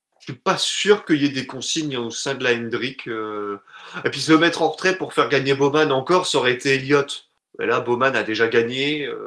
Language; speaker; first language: French; native; French